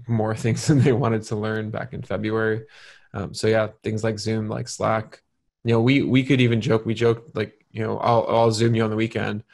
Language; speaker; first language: English; native; English